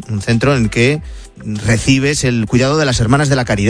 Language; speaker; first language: Spanish; native; Spanish